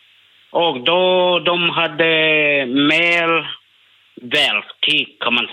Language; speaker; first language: Swedish; non-native, learner; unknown